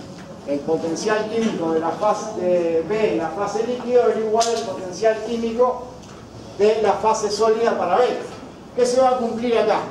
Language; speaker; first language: Spanish; native; Spanish